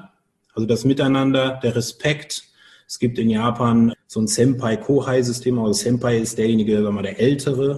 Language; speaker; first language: German; native; German